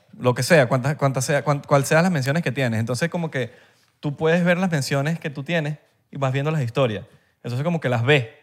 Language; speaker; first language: Spanish; early bilingual, heritage; Spanish